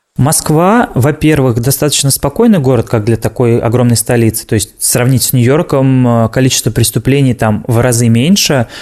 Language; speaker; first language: Russian; native; Russian